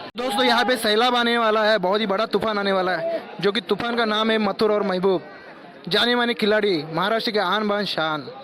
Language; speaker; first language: Hindi; non-native, local second language; Marathi